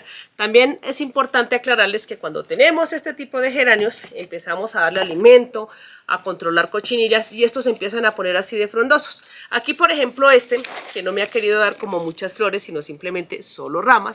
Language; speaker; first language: Spanish; native; Spanish